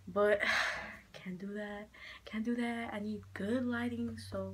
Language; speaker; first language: English; native; English